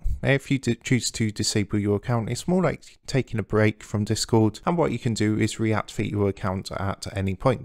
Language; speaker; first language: English; native; English